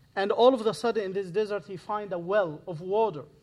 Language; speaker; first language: English; non-native, fluent; Arabic